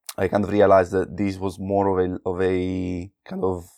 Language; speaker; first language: English; non-native, fluent; Italian